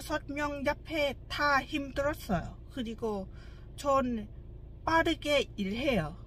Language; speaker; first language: Korean; non-native, learner; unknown